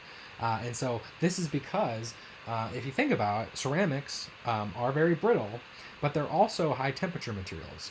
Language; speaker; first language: English; native; English